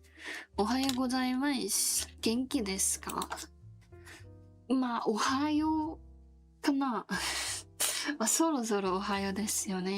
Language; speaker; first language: Japanese; non-native, learner; Korean